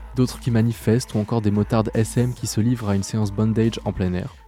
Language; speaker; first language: French; native; French